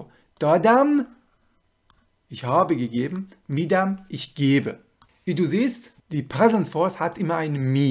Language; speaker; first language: German; non-native, fluent; Persian